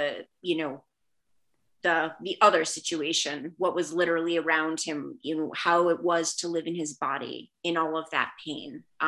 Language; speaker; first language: English; early bilingual, other home language; Spanish